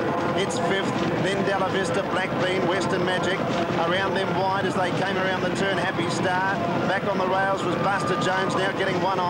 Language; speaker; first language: English; native; English